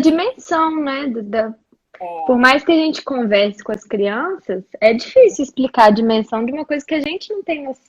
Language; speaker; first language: Portuguese; native; Portuguese